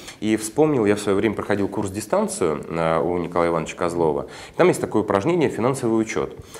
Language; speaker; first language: Russian; native; Russian